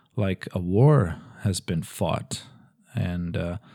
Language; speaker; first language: English; non-native, fluent; Portuguese